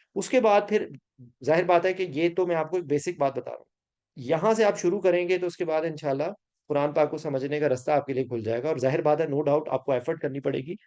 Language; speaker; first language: Urdu; native; Urdu